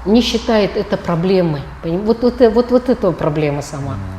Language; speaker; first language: Russian; non-native, local second language; Kazakh